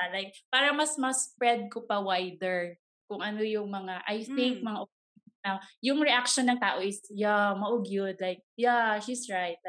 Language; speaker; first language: English; non-native, local second language; Cebuano